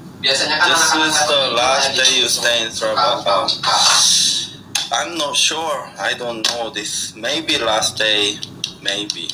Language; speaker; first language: English; non-native, learner; Korean